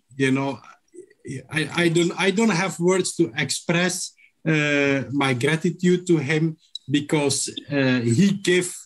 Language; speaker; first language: English; non-native, local second language; Dutch